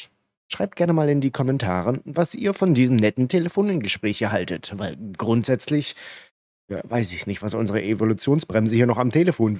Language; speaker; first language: German; native; German